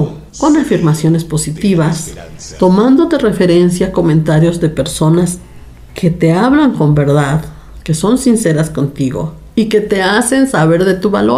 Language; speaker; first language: Spanish; native; Spanish